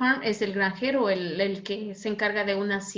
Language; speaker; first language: Spanish; native; Spanish